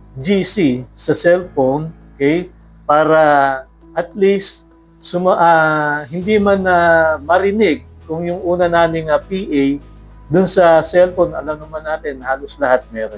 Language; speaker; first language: Filipino; native; Filipino